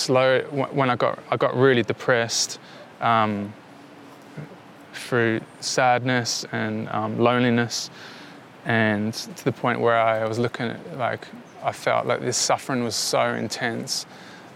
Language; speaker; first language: English; native; English